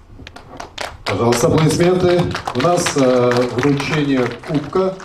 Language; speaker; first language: Russian; native; Russian